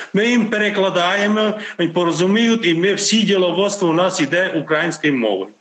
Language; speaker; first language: Ukrainian; non-native, local second language; Hungarian